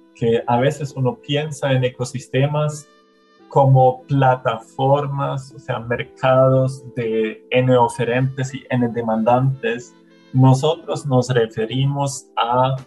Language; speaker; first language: Spanish; non-native, fluent; German